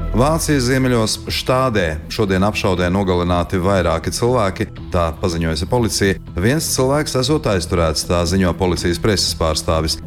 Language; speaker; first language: Latvian; native; Latvian